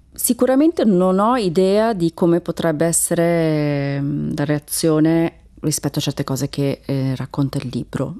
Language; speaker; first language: Italian; early bilingual, other home language; Turkish